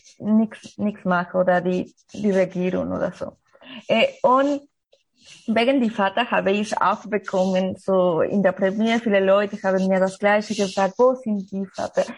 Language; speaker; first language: German; non-native, learner; Spanish